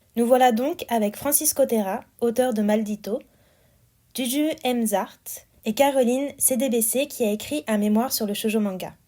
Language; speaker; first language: French; native; French